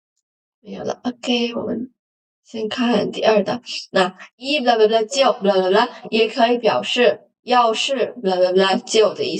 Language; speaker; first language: Chinese; non-native, fluent; Indonesian